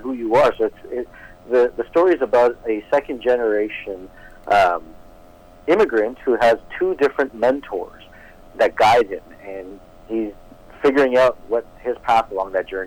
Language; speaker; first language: English; native; English